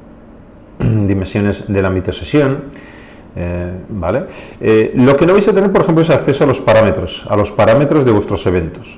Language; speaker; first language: Spanish; native; Spanish